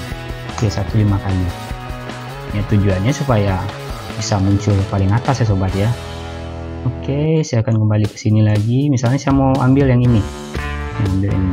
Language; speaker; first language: Indonesian; native; Indonesian